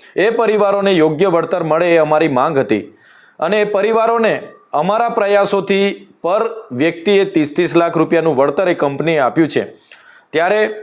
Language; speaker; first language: Gujarati; non-native, local second language; Vasavi